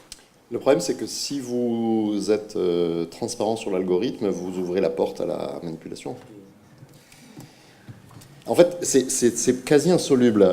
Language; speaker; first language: French; native; French